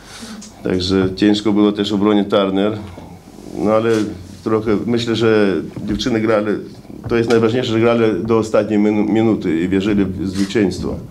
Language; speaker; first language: Polish; native; Polish